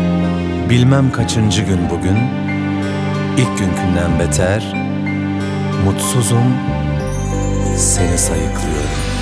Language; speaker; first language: Turkish; native; Turkish